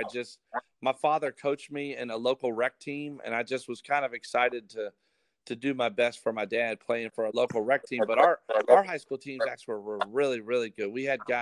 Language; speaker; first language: English; native; English